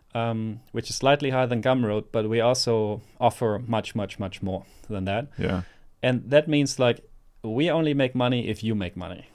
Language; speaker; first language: English; non-native, fluent; German